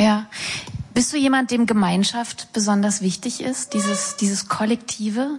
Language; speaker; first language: German; native; German